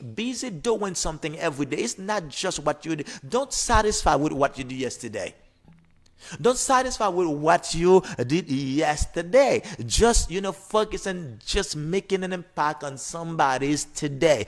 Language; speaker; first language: English; non-native, fluent; Haitian Creole